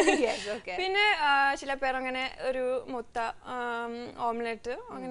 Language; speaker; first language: Malayalam; non-native, fluent; French